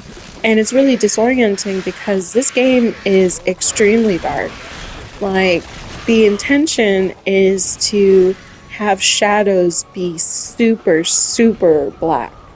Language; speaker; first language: English; native; English